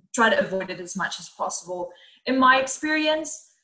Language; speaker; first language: English; non-native, fluent; Dutch